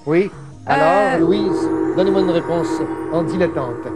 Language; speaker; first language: French; native; French